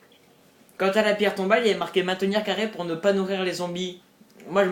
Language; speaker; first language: French; native; French